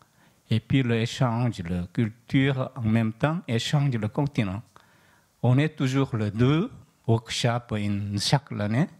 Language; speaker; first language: French; non-native, learner; Korean